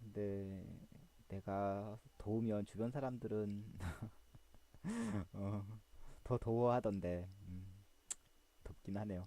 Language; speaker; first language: Korean; native; Korean